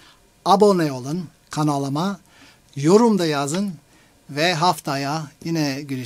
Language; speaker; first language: Turkish; non-native, fluent; English